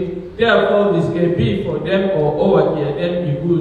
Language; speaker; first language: Danish; non-native, fluent; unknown